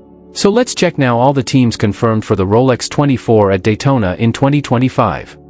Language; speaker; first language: English; non-native, fluent; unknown